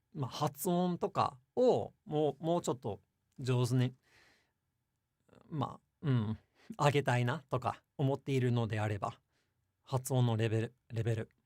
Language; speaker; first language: Japanese; non-native, fluent; English